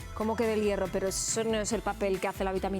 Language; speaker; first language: Spanish; native; Spanish